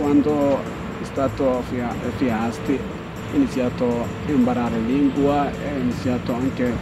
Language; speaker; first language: Italian; non-native, learner; Somali